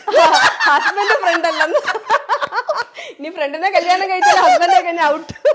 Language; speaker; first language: Malayalam; native; Malayalam